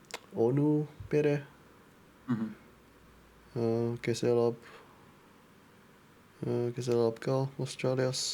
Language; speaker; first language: Estonian; non-native, learner; English